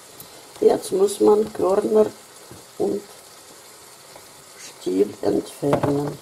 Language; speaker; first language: German; non-native, fluent; Russian